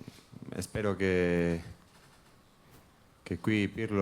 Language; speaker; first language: Italian; non-native, learner; Spanish